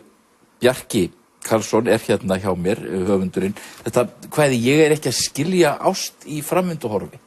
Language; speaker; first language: Icelandic; native; Icelandic